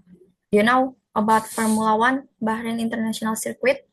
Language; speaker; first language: English; non-native, fluent; Indonesian